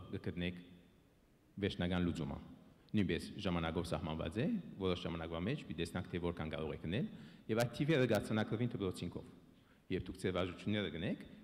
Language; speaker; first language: Armenian; early bilingual, heritage; Armenian